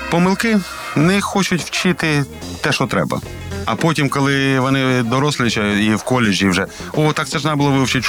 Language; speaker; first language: Ukrainian; non-native, local second language; Russian